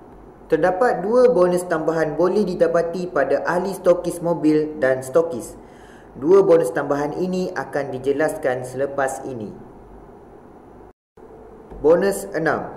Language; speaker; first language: Malay; native; Malay